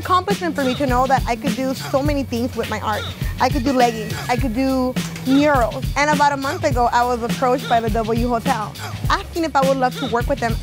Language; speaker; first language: English; native; English